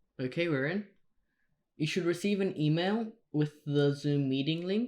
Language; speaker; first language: English; native; English